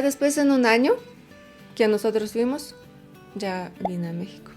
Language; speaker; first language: Spanish; non-native, fluent; Russian